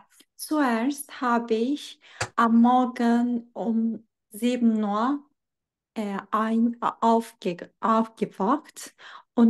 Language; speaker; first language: German; non-native, learner; Turkish